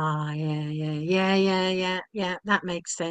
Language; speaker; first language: English; native; English